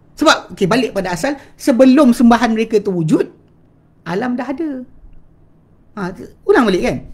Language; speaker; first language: Malay; native; Malay